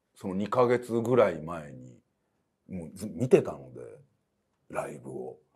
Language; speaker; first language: Japanese; native; Japanese